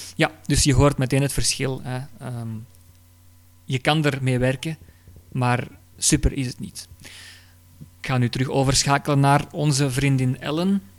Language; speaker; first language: Dutch; native; Dutch